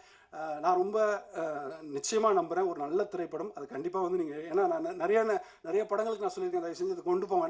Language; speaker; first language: Tamil; native; Tamil